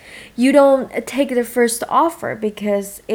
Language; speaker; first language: English; non-native, fluent; Chinese